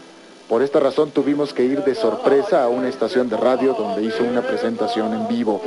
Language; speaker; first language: Spanish; native; Spanish